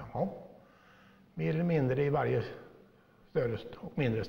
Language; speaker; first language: Swedish; native; Swedish